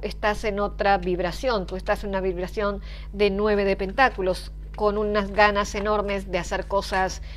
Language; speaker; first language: Spanish; native; Spanish